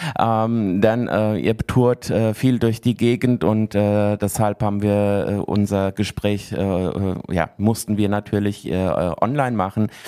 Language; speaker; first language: German; native; German